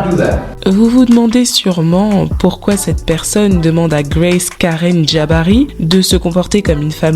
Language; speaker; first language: French; native; French